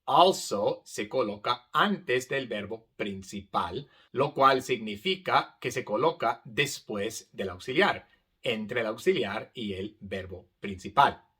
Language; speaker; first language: Spanish; non-native, fluent; English